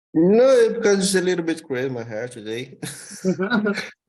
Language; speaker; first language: English; non-native, learner; Portuguese